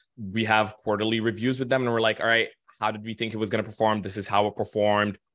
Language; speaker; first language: English; non-native, fluent; Arabic